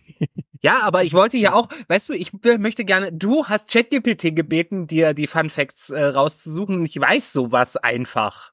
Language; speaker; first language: German; native; German